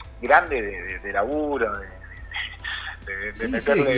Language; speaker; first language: Spanish; native; Spanish